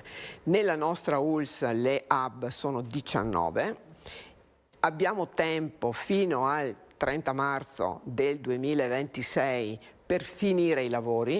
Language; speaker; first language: Italian; native; Italian